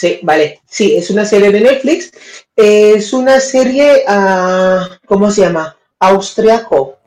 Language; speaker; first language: Spanish; non-native, learner; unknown